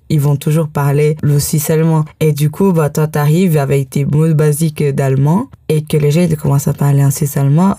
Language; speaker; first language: French; early bilingual, heritage; French